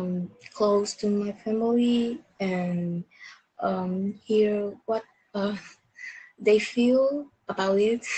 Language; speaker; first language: English; non-native, learner; Vietnamese